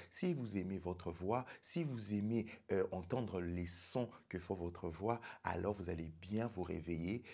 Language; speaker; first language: French; non-native, local second language; Lingala